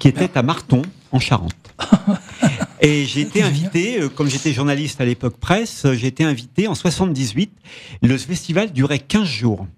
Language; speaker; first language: French; native; French